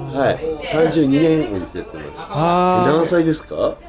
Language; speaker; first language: Japanese; native; Japanese